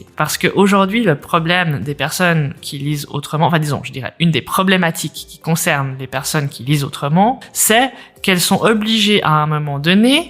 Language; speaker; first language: French; native; French